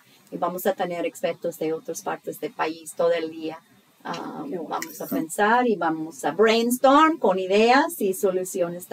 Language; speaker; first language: Spanish; non-native, fluent; English